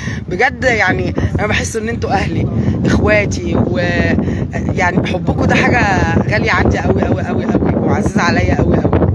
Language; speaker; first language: Arabic; native; Arabic